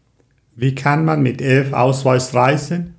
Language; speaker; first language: German; non-native, learner; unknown